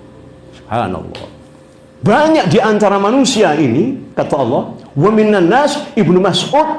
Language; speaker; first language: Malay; non-native, local second language; Javanese